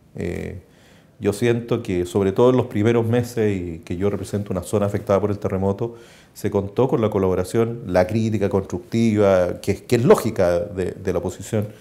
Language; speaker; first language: Spanish; native; Spanish